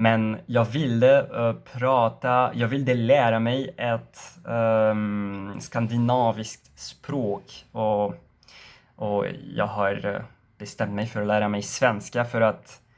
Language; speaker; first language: Swedish; non-native, learner; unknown